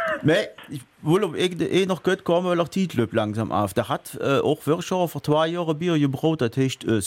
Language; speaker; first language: German; native; German